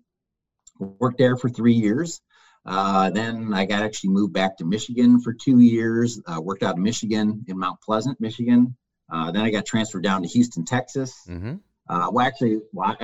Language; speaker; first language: English; native; English